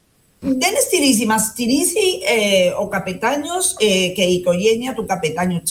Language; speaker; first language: Greek; non-native, fluent; Spanish